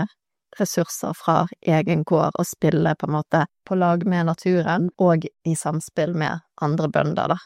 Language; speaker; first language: Norwegian; native; Norwegian